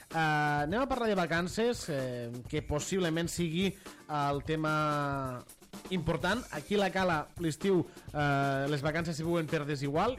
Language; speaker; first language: Catalan; native; Catalan